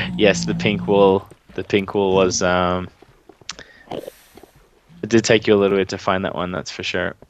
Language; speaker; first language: English; native; English